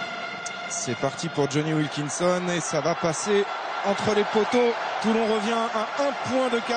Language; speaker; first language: French; native; French